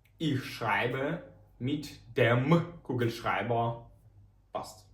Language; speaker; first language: German; non-native, fluent; Ukrainian